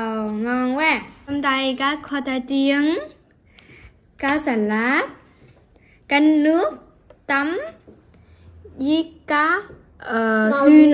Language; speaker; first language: Vietnamese; early bilingual, heritage; Vietnamese